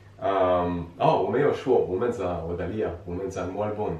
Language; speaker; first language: Chinese; non-native, fluent; French